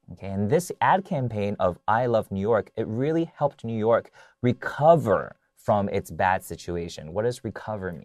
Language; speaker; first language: English; early bilingual, other home language; Chinese